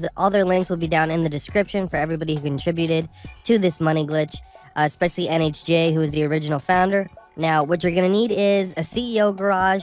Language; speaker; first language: English; native; English